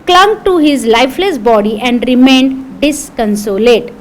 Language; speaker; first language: English; non-native, local second language; Marathi